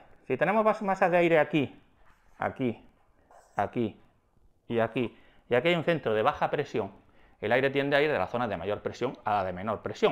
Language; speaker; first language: Spanish; native; Spanish